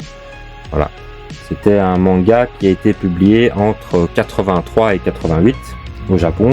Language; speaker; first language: French; native; French